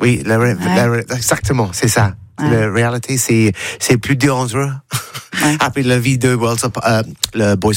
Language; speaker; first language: French; non-native, learner; English